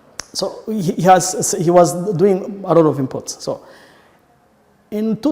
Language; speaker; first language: English; non-native, local second language; Kinyarwanda